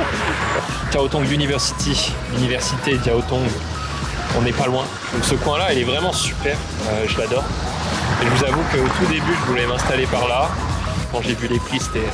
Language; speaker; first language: French; native; French